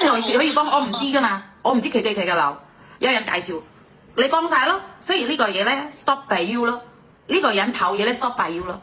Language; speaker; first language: Cantonese; non-native, fluent; Indonesian